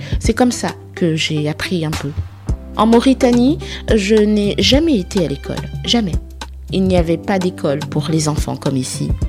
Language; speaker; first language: French; non-native, learner; Soninke